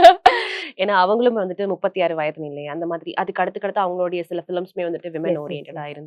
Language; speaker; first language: Tamil; native; Tamil